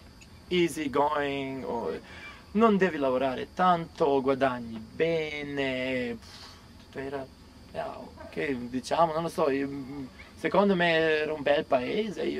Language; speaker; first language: Italian; non-native, fluent; Serbian